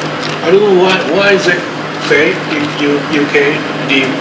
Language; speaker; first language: English; non-native, learner; Japanese